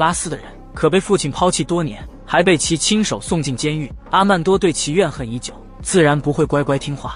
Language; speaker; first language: Chinese; native; Chinese